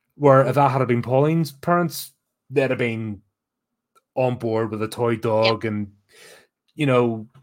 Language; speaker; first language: English; native; English